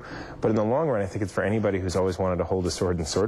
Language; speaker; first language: English; native; English